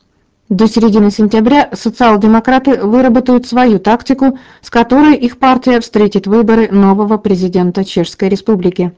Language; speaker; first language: Russian; native; Russian